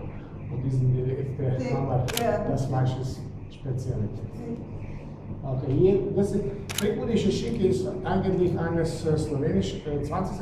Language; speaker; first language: German; non-native, fluent; Slovenian